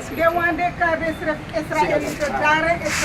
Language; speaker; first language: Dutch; non-native, local second language; Sranan Tongo